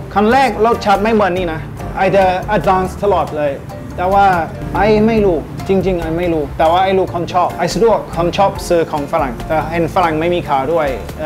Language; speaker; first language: Thai; non-native, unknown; English